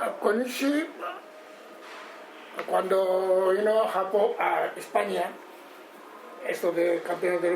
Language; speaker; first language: Spanish; non-native, learner; Japanese